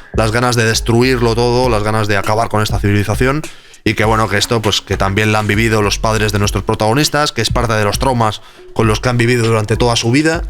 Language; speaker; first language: Spanish; native; Spanish